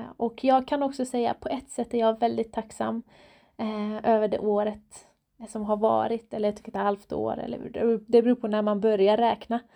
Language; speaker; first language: Swedish; non-native, fluent; Persian